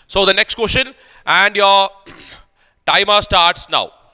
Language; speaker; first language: English; non-native, local second language; Malayalam